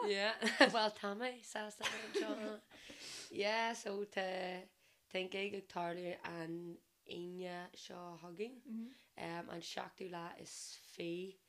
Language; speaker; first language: Irish; non-native, local second language; English